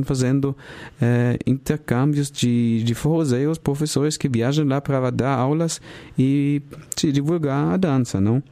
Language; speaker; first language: Portuguese; non-native, fluent; German